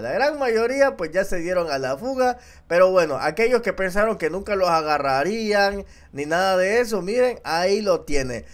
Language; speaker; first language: Spanish; native; Spanish